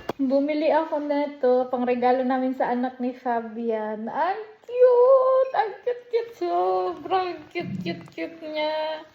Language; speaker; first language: Filipino; non-native, local second language; Cebuano